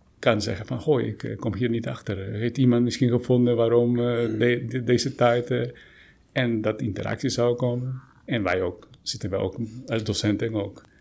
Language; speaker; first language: Dutch; non-native, fluent; Spanish